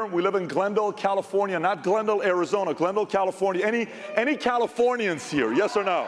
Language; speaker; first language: English; early bilingual, other home language; Persian